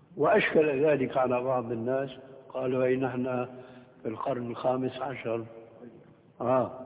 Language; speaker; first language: Arabic; early bilingual, other home language; Albanian